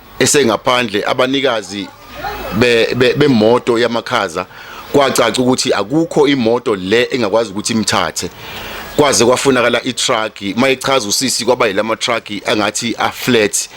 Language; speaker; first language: Zulu; native; Zulu